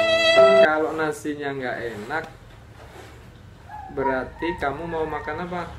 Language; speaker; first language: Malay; non-native, local second language; Javanese